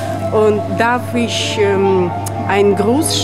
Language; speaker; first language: German; non-native, learner; Russian